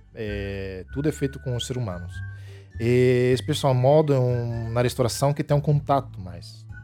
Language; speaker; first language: Portuguese; non-native, fluent; Italian